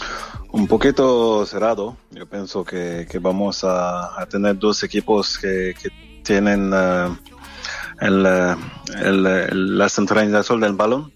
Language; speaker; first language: Spanish; non-native, fluent; French